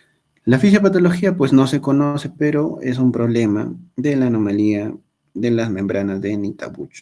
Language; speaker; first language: Spanish; native; Spanish